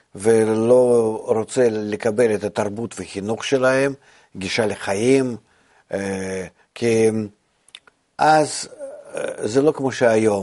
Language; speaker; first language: Hebrew; non-native, fluent; Russian